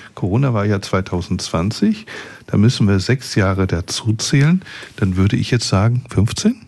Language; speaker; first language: German; native; German